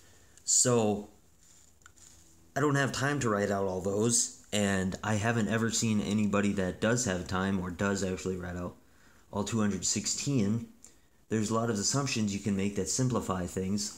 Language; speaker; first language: English; native; English